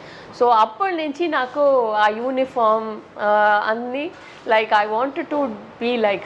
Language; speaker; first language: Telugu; non-native, local second language; Tamil